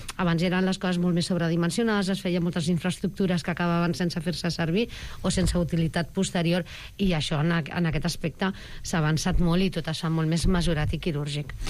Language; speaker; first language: Catalan; native; Catalan